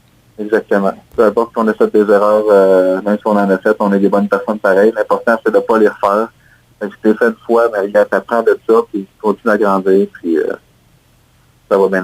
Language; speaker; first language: French; native; French